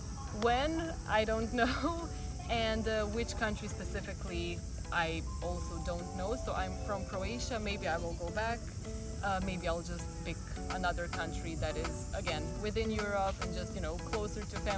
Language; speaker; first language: English; non-native, fluent; Croatian